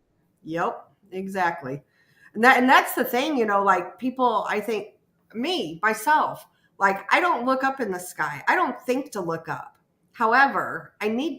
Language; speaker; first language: English; native; English